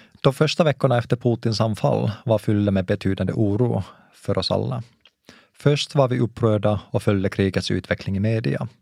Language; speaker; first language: Swedish; non-native, local second language; Finnish